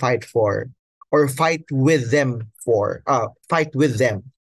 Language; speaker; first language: English; non-native, local second language; Filipino